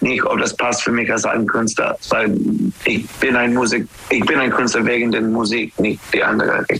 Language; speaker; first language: German; non-native, learner; English